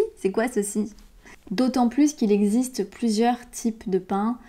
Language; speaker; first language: French; native; French